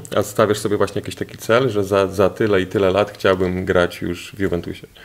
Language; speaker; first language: Polish; native; Polish